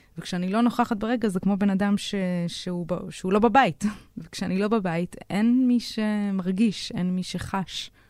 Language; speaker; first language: Hebrew; native; Hebrew